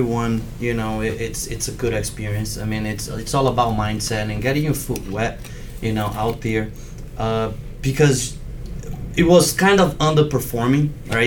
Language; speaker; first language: English; native; English